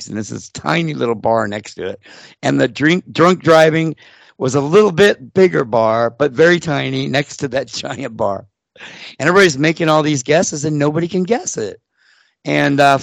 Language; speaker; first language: English; native; English